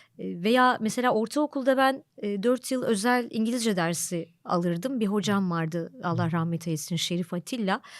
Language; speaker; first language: Turkish; native; Turkish